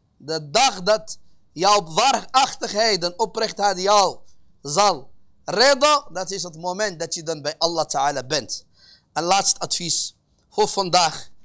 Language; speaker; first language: Dutch; early bilingual, other home language; Arabic